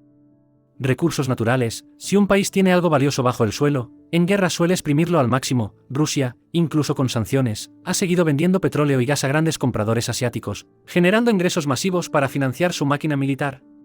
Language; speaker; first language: Spanish; native; Spanish